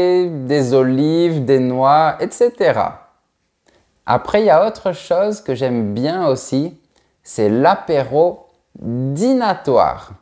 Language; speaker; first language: French; native; French